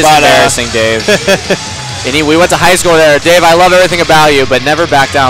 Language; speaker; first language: English; native; English